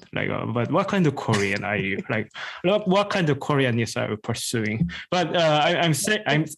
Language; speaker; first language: English; non-native, fluent; Korean